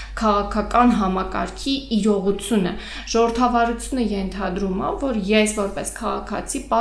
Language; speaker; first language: Armenian; native; Armenian